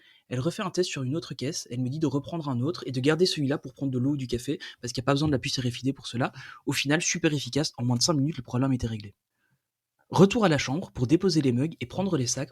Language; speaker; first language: French; native; French